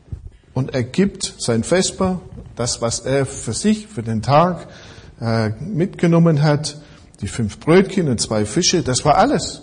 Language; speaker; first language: German; non-native, fluent; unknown